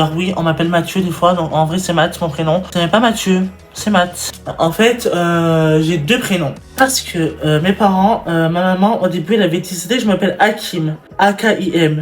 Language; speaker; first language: French; native; French